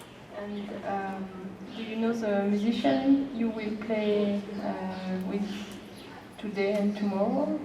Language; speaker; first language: English; non-native, learner; French